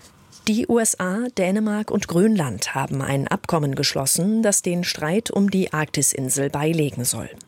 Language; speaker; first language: German; native; German